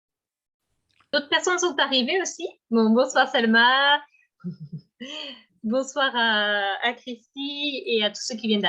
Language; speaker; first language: French; native; French